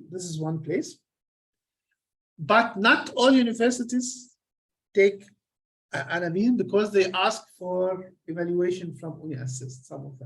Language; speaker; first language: English; non-native, fluent; Arabic